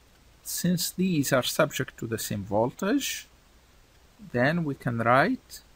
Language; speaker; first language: English; non-native, fluent; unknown